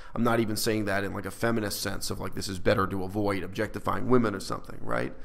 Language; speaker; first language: English; native; English